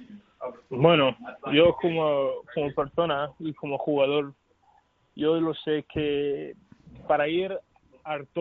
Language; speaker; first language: Spanish; non-native, learner; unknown